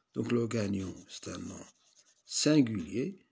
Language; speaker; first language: French; non-native, local second language; Arabic